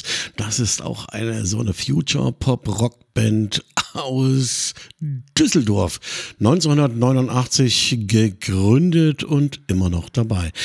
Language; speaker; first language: German; native; German